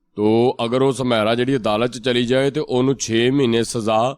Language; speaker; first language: Urdu; non-native, local second language; Punjabi